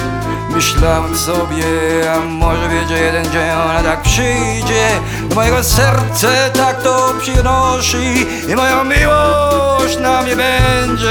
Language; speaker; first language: Polish; early bilingual, heritage; Polish